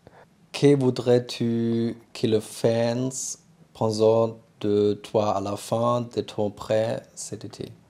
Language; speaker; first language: French; non-native, learner; German